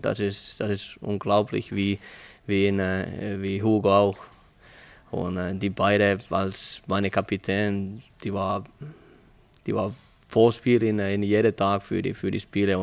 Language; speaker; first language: German; non-native, learner; Finnish